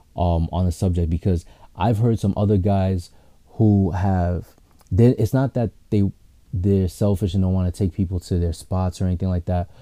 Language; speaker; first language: English; native; English